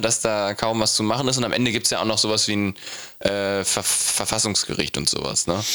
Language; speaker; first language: German; native; German